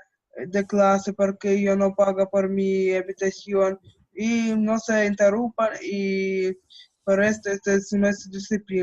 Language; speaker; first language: Spanish; non-native, learner; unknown